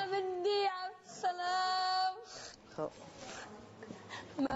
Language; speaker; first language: Arabic; native; Arabic